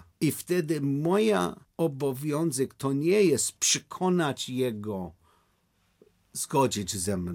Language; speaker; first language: Polish; non-native, learner; English